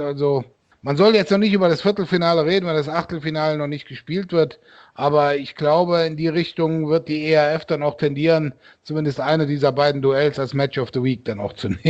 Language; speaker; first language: German; native; German